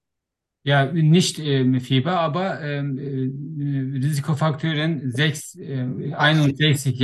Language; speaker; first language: German; non-native, learner; Turkish